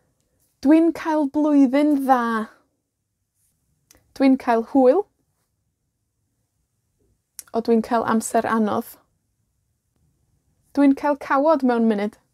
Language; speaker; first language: Welsh; non-native, fluent; Spanish